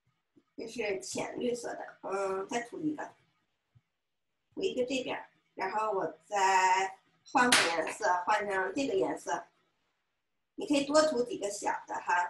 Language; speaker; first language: Chinese; native; Chinese